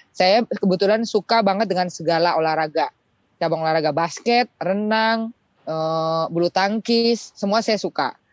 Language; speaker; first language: Indonesian; native; Indonesian